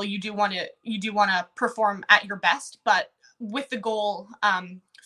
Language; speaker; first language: English; native; English